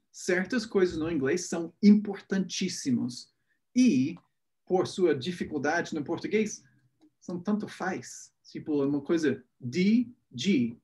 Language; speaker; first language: Portuguese; non-native, fluent; English